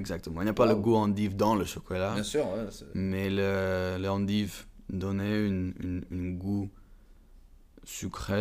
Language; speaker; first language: French; non-native, learner; Dutch